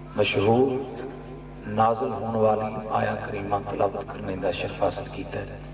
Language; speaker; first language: Urdu; non-native, local second language; Punjabi